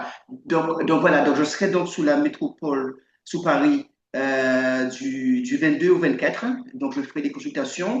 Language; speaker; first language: French; native; French